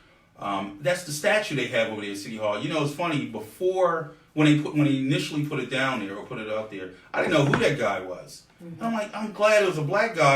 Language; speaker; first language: English; native; English